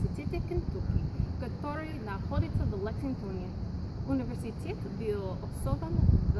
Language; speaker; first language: Russian; non-native, fluent; English